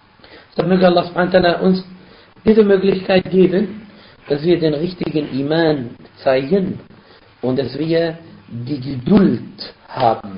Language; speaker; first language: German; non-native, fluent; Arabic